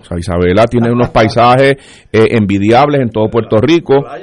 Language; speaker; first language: Spanish; native; Spanish